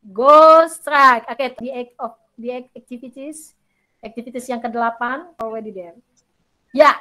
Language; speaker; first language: English; non-native, learner; Indonesian